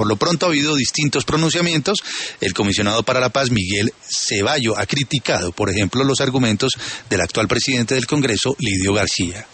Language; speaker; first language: Spanish; native; Spanish